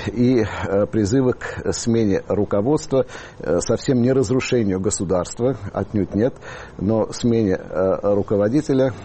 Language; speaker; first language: Russian; native; Russian